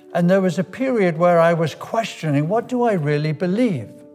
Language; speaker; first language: English; native; English